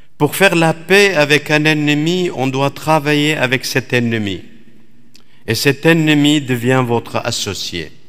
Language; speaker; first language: French; non-native, fluent; Assyrian Neo-Aramaic